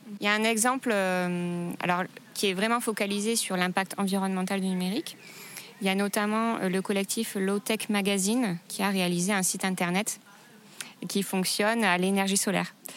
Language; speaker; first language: French; native; French